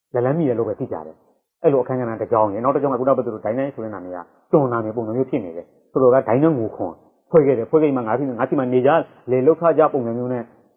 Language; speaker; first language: Burmese; non-native, local second language; Chakma